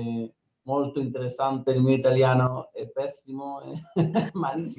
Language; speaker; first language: Italian; non-native, learner; Spanish